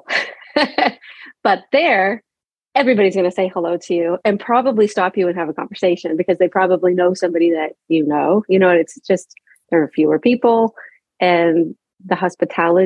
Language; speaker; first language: English; native; English